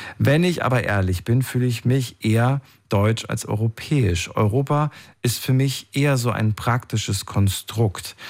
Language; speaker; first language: German; native; German